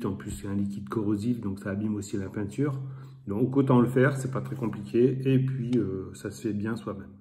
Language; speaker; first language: French; native; French